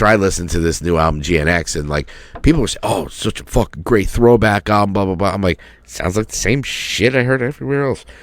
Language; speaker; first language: English; native; English